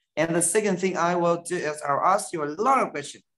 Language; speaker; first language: English; non-native, fluent; Vietnamese